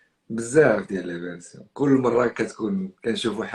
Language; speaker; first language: Arabic; native; Arabic